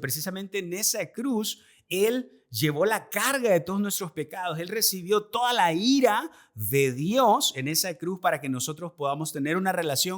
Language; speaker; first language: Spanish; native; Spanish